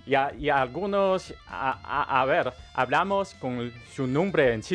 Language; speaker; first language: Spanish; non-native, learner; Chinese